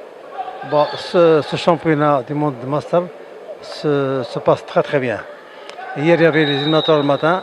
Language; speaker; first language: French; non-native, local second language; Arabic